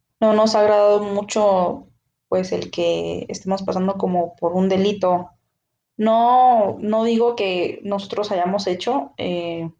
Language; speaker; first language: Spanish; native; Spanish